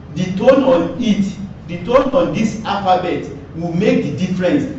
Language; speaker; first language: English; non-native, local second language; Yoruba